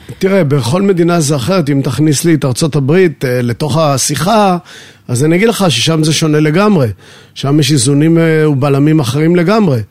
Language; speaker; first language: Hebrew; native; Hebrew